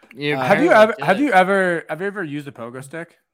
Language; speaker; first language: English; native; English